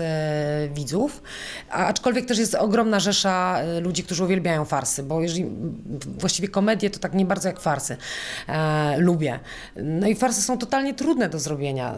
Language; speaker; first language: Polish; native; Polish